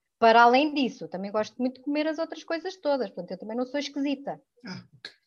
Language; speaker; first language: Portuguese; early bilingual, other home language; French